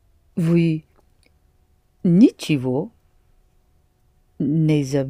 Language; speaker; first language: Russian; non-native, learner; English